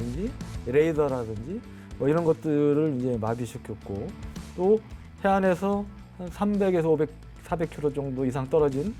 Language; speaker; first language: Korean; native; Korean